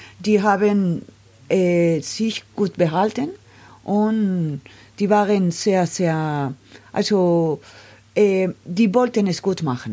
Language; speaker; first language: German; non-native, learner; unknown